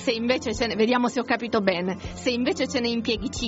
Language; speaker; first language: Italian; native; Italian